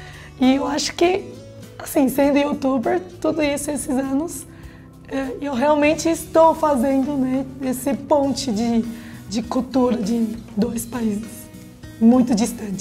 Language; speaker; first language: Portuguese; non-native, fluent; Chinese